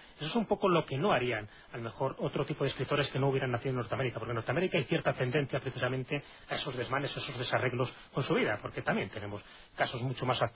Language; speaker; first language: Spanish; native; Spanish